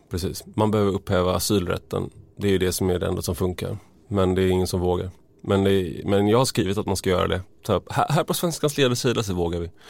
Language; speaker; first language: Swedish; native; Swedish